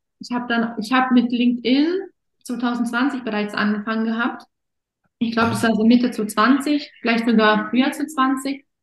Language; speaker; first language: German; early bilingual, other home language; Russian